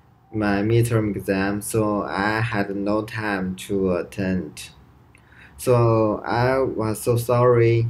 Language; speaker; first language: English; non-native, learner; Chinese